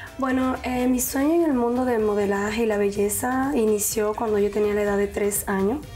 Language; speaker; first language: Spanish; native; Spanish